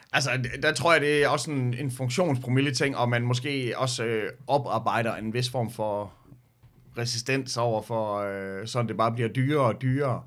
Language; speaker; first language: Danish; native; Danish